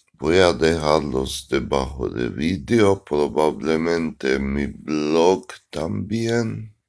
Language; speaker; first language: Spanish; non-native, learner; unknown